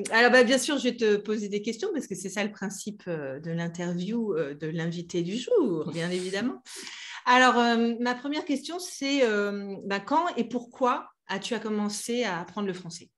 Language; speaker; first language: French; native; French